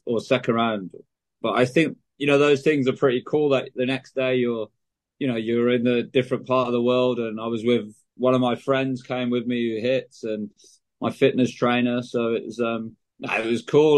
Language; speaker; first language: English; native; English